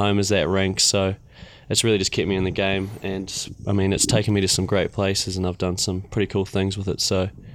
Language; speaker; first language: English; native; English